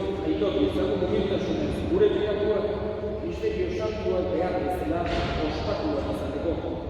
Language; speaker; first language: Basque; native; Basque